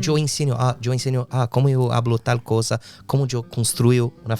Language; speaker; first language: Spanish; non-native, fluent; English